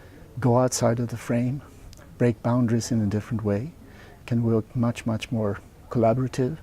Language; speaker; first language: English; non-native, fluent; Swedish